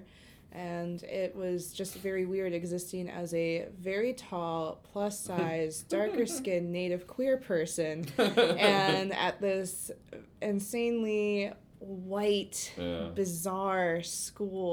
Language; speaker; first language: English; native; English